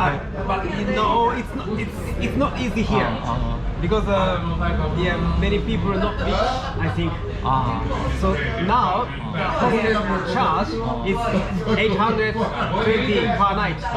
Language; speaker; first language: English; non-native, learner; Japanese